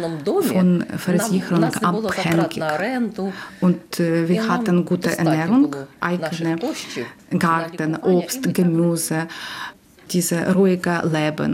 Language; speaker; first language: German; non-native, learner; Ukrainian